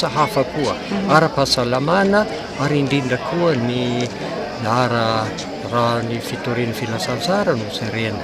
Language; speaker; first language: Malagasy; non-native, fluent; Norwegian